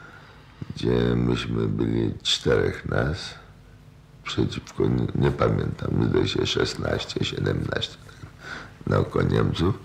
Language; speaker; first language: Polish; native; Polish